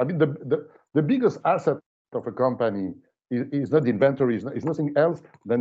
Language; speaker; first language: English; non-native, fluent; French